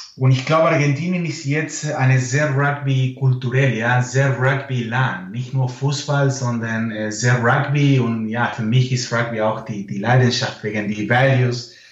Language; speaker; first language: German; non-native, fluent; Spanish